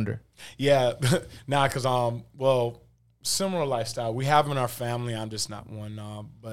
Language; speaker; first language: English; native; English